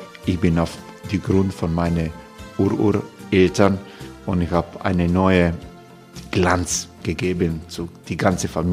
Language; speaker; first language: German; non-native, learner; Croatian